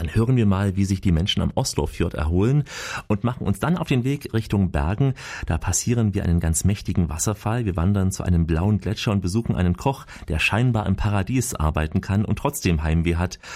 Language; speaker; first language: German; native; German